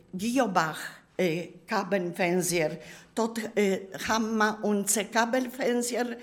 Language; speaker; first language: German; non-native, learner; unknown